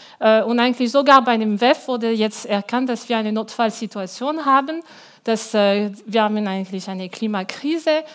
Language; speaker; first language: German; non-native, local second language; French